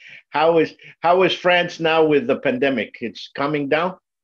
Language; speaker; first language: English; native; English